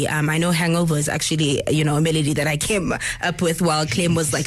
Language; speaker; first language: English; non-native, local second language; Zulu